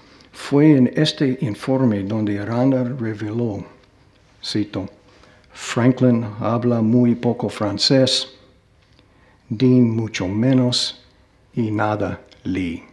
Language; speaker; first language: Spanish; non-native, fluent; English